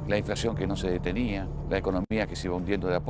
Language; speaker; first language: Spanish; native; Spanish